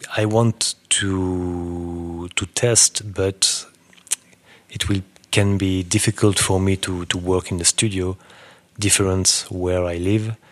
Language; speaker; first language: English; non-native, learner; French